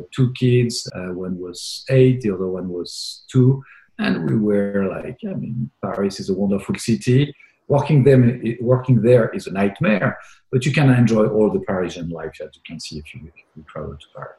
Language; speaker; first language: English; non-native, fluent; French